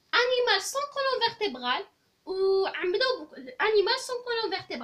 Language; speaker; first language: French; non-native, local second language; Arabic